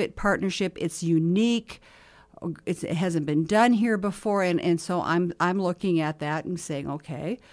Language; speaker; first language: English; native; English